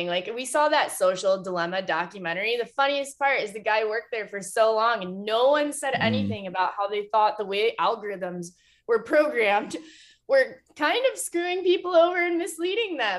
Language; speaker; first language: English; native; English